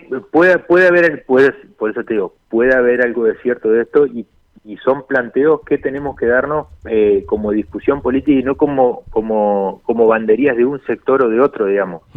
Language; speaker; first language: Spanish; native; Spanish